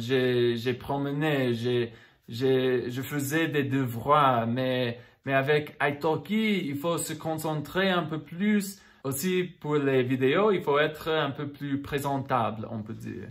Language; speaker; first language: French; non-native, fluent; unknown